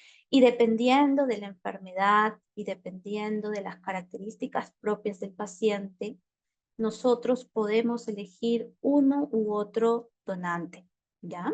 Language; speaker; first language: Spanish; native; Spanish